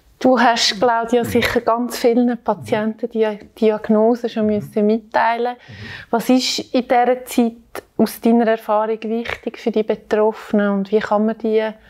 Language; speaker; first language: German; native; German